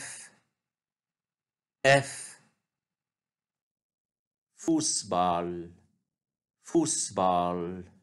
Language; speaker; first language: German; non-native, fluent; Arabic